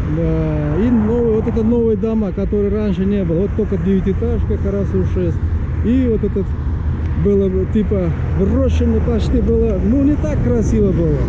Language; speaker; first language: Russian; non-native, local second language; Uzbek